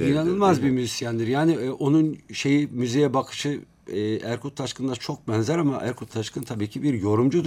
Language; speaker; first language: Turkish; native; Turkish